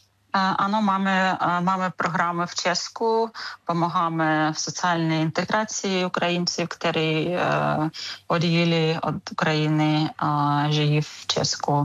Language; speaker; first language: Czech; non-native, learner; Ukrainian